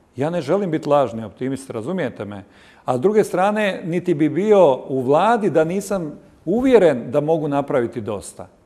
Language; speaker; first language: Croatian; native; Croatian